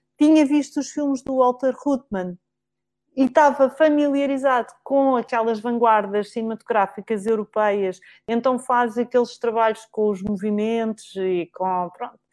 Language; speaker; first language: Portuguese; native; Portuguese